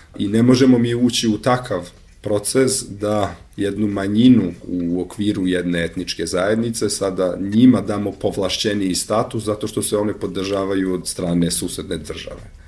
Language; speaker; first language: Serbian; non-native, local second language; Albanian